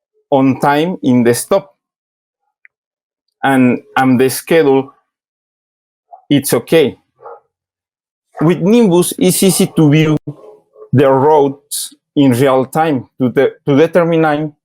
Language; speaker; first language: English; non-native, learner; Spanish